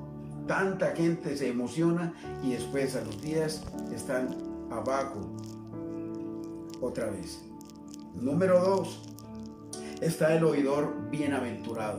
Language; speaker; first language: Spanish; native; Spanish